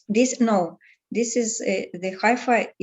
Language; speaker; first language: English; non-native, learner; Russian